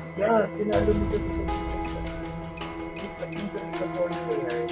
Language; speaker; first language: Filipino; native; Filipino